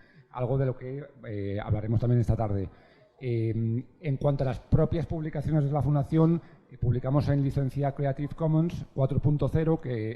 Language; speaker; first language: Spanish; native; Spanish